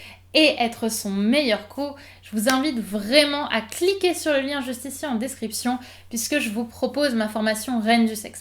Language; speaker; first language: French; native; French